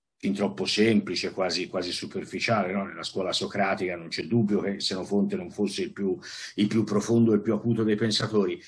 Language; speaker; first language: Italian; native; Italian